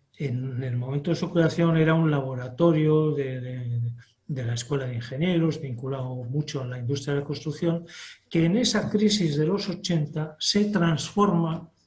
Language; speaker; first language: Spanish; native; Spanish